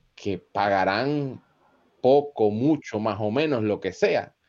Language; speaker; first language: Spanish; native; Spanish